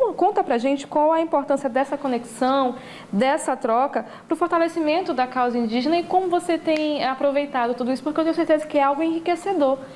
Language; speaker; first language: Portuguese; native; Portuguese